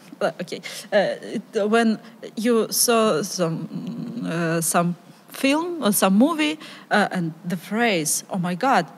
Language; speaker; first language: English; non-native, learner; Ukrainian